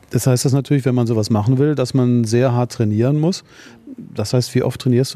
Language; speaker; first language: German; native; German